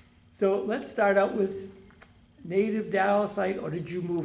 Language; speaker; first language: English; native; English